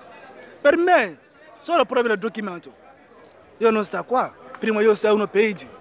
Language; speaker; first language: Italian; non-native, learner; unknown